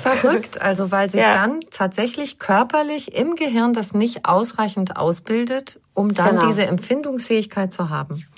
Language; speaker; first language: German; native; German